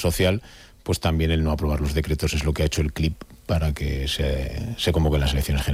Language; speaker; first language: Spanish; native; Spanish